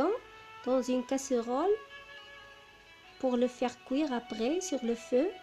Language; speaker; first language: French; non-native, local second language; Arabic